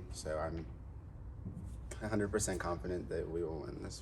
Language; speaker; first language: English; native; English